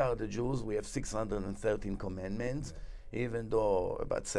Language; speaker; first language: English; non-native, fluent; Hebrew